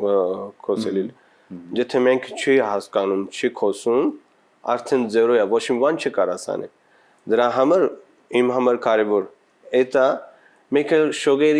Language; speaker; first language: Armenian; non-native, learner; Punjabi